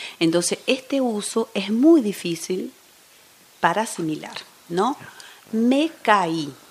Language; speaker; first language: Spanish; non-native, fluent; Portuguese